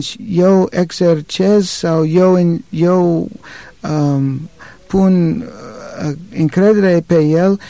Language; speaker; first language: Romanian; non-native, learner; English